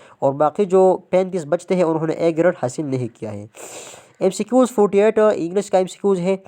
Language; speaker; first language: Urdu; non-native, local second language; Pashto